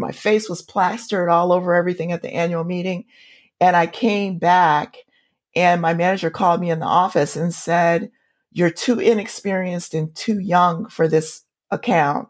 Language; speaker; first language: English; native; English